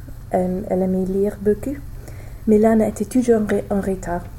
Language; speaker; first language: French; non-native, learner; English